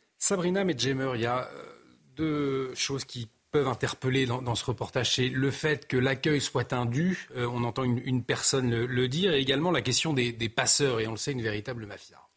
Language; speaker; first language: French; native; French